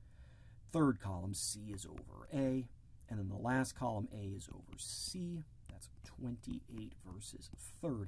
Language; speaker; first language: English; native; English